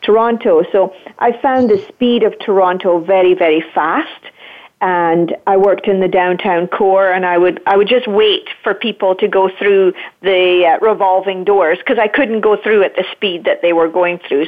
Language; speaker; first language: English; native; English